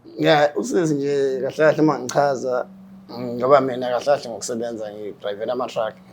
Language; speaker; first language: Zulu; native; Zulu